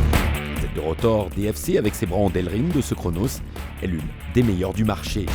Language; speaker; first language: French; native; French